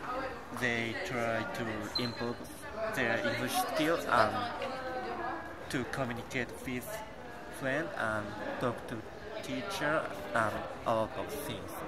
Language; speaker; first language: English; non-native, learner; Japanese